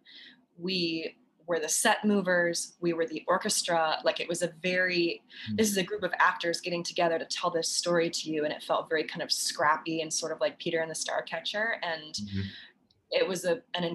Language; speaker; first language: English; native; English